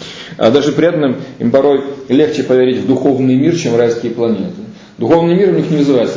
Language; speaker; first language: Russian; native; Russian